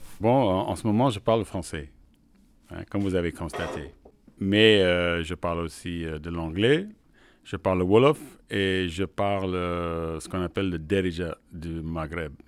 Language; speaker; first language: French; non-native, fluent; English